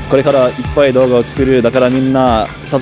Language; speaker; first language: Japanese; non-native, learner; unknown